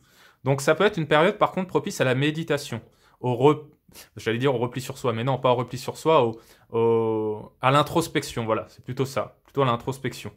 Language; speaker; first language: French; native; French